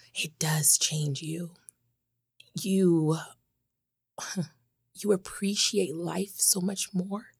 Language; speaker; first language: English; native; English